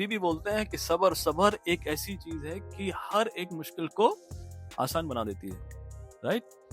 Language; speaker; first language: Hindi; native; Hindi